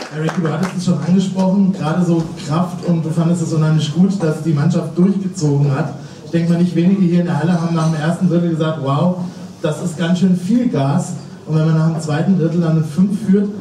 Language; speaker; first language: German; native; German